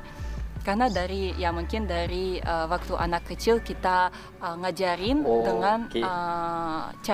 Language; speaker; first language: Indonesian; non-native, fluent; Russian